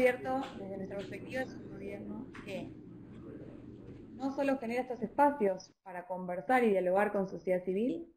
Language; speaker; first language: Spanish; native; Spanish